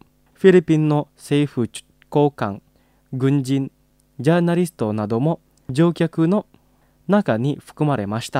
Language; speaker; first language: Japanese; non-native, fluent; Indonesian